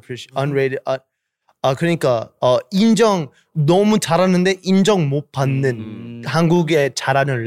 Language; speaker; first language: Korean; early bilingual, heritage; English